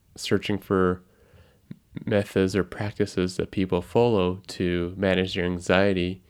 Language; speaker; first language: English; non-native, fluent; Japanese